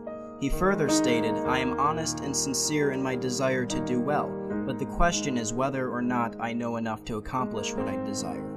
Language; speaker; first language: English; native; English